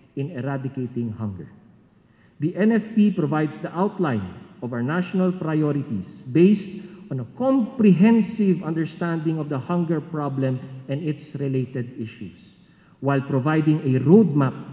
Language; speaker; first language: English; non-native, local second language; Filipino